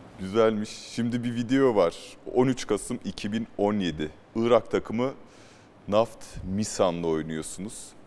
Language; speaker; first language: Turkish; native; Turkish